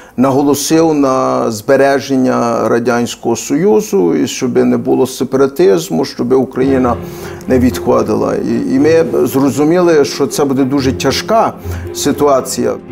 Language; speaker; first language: Ukrainian; early bilingual, heritage; Ukrainian